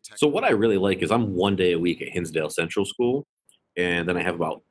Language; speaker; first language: English; native; English